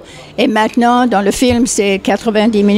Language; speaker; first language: French; non-native, fluent; English